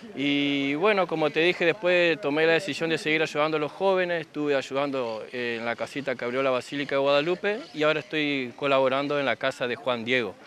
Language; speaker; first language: Spanish; native; Spanish